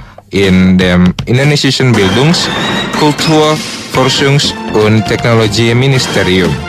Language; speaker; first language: German; non-native, fluent; Indonesian